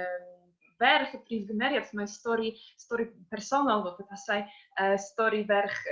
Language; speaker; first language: Welsh; non-native, fluent; Polish